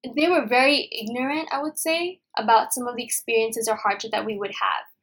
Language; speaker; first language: English; non-native, local second language; Nepali